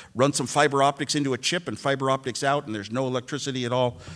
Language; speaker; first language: English; native; English